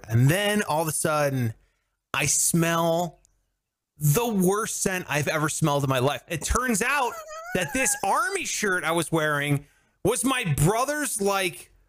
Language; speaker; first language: English; native; English